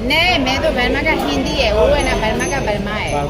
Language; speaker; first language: Hindi; non-native, learner; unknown